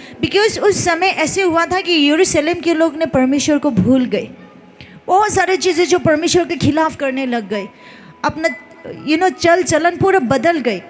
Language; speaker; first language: Hindi; non-native, local second language; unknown